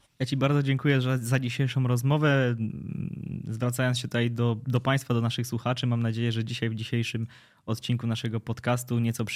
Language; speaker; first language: Polish; native; Polish